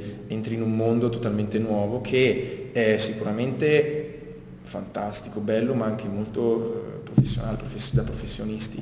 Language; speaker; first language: Italian; native; Italian